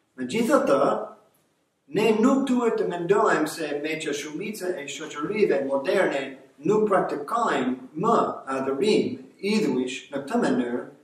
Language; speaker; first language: Albanian; non-native, fluent; English